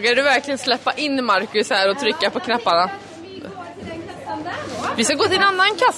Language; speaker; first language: Swedish; native; Swedish